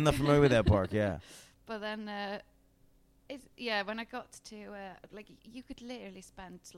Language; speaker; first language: English; non-native, fluent; Icelandic